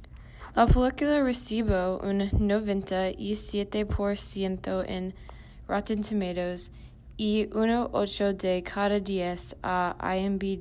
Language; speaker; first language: Spanish; non-native, learner; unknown